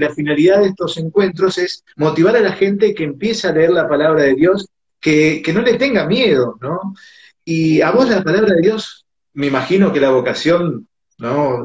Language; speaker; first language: Spanish; native; Spanish